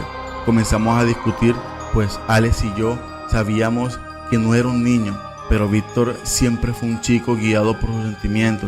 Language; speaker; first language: Spanish; native; Spanish